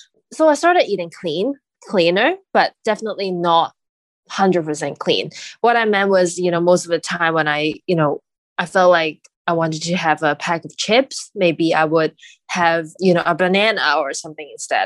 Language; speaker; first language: English; non-native, local second language; Cantonese